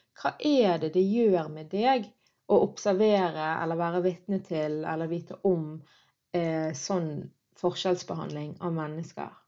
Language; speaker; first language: Norwegian; early bilingual, other home language; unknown